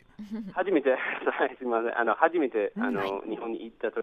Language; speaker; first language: Japanese; non-native, fluent; English